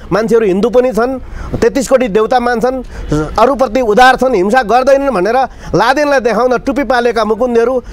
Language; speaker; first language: Nepali; native; Nepali